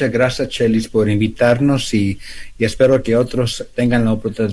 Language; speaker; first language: Spanish; early bilingual, heritage; Spanish